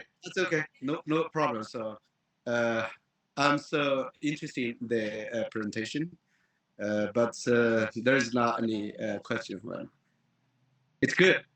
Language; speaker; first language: English; non-native, fluent; Chinese